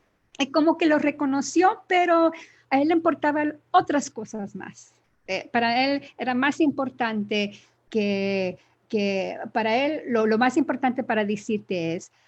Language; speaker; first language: Spanish; early bilingual, other home language; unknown